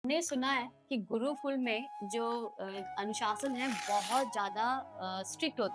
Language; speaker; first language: Hindi; native; Hindi